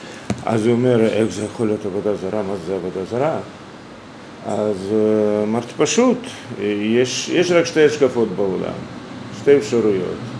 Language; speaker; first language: Hebrew; non-native, fluent; Russian